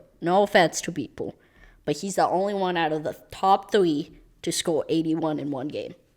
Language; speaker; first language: English; native; English